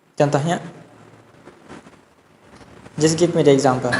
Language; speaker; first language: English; non-native, learner; Indonesian